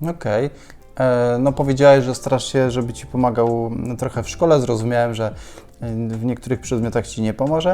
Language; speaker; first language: Polish; native; Polish